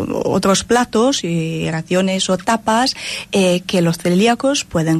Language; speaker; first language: Spanish; non-native, fluent; Italian